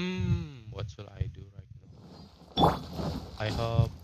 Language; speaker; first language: English; non-native, learner; Indonesian